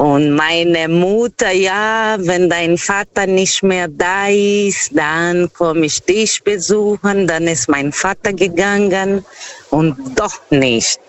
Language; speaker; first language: German; non-native, learner; Portuguese